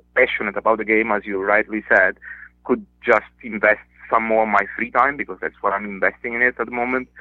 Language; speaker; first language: English; non-native, fluent; Italian